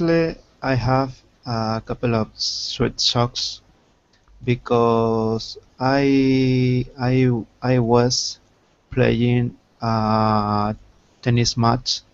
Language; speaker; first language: English; non-native, learner; Spanish